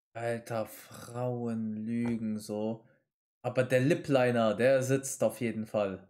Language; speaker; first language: German; native; German